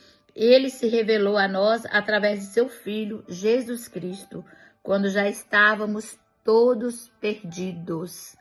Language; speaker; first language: Portuguese; native; Portuguese